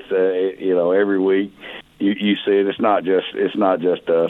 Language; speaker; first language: English; native; English